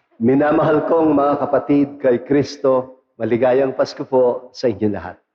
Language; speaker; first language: Filipino; non-native, local second language; Pampanga